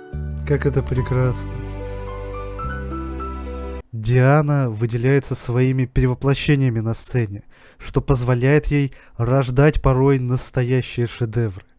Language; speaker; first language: Russian; native; Russian